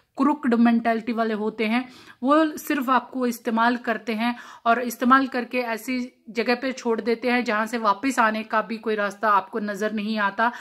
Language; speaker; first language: Hindi; non-native, local second language; Punjabi